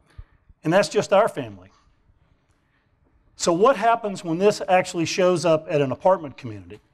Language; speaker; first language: English; native; English